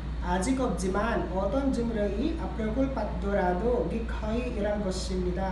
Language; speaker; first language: Korean; non-native, learner; Filipino